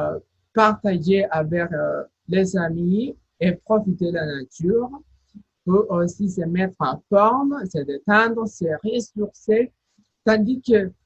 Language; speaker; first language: French; non-native, fluent; Spanish